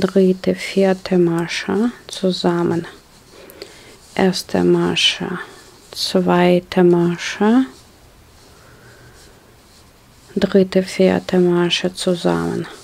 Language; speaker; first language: German; non-native, learner; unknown